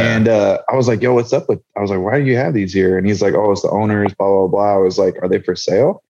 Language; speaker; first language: English; native; English